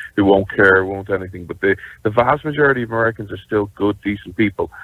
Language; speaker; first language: English; native; English